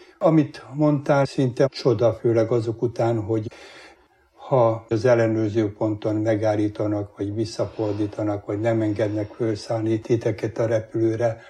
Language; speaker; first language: Hungarian; native; Hungarian